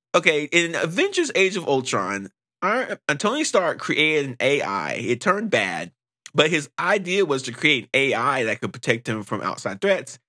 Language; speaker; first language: English; native; English